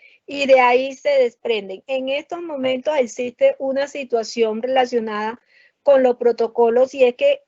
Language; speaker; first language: Spanish; native; Spanish